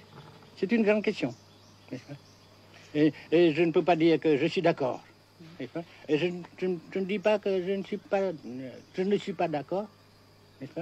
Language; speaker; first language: French; non-native, fluent; Vietnamese